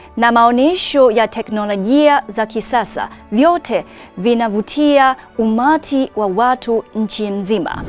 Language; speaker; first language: Swahili; non-native, fluent; Chinese